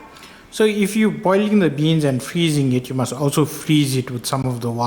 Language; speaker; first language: English; native; English